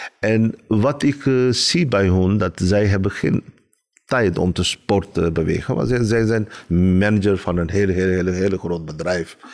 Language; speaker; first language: Dutch; non-native, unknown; Urdu